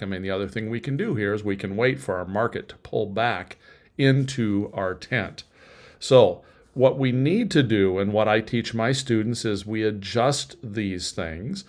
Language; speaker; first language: English; native; English